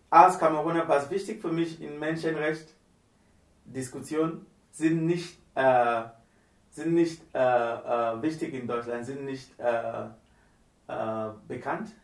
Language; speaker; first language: German; non-native, learner; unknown